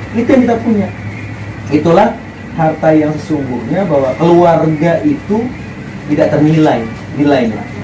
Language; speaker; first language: Indonesian; native; Indonesian